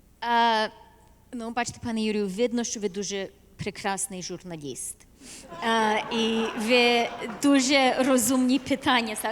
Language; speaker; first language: Ukrainian; early bilingual, heritage; Ukrainian